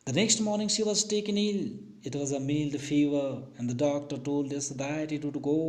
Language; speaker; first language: English; non-native, local second language; Hindi